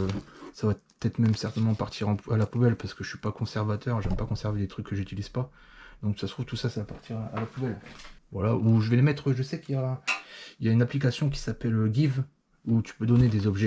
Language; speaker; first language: French; native; French